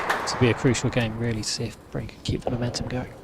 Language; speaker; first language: English; native; English